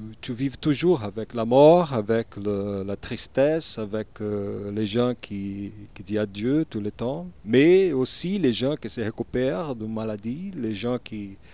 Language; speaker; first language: French; non-native, learner; Portuguese